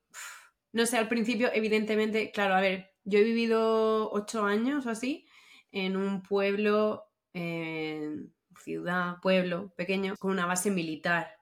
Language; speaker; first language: Spanish; native; Spanish